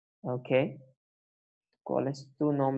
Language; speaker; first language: Spanish; non-native, learner; Malayalam